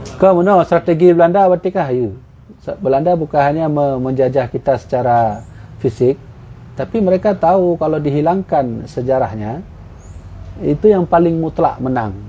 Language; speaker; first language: Malay; non-native, local second language; Achinese